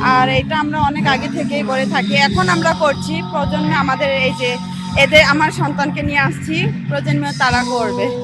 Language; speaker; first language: Bangla; non-native, local second language; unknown